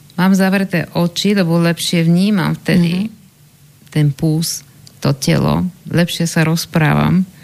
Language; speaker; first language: Slovak; non-native, fluent; Bulgarian